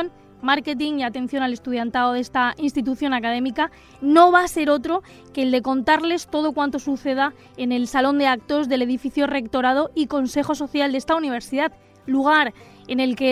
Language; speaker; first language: Spanish; native; Spanish